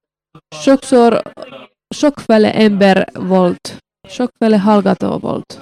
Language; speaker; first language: Hungarian; non-native, learner; Finnish